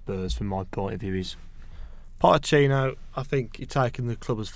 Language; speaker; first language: English; native; English